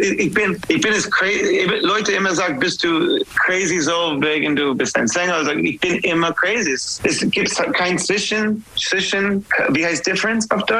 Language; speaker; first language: German; non-native, fluent; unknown